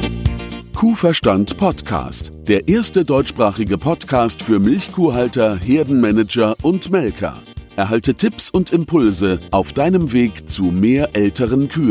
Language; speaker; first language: German; native; German